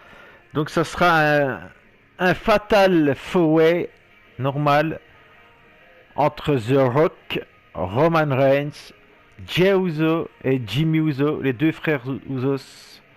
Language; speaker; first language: French; native; French